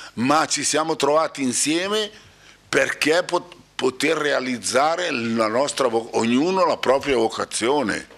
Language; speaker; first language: Italian; native; Italian